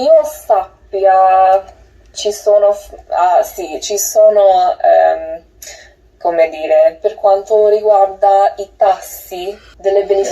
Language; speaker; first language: Italian; non-native, learner; English